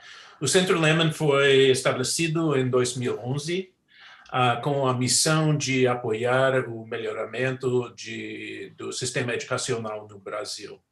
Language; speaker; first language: Portuguese; non-native, fluent; English